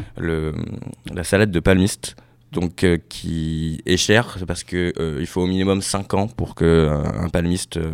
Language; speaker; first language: French; native; French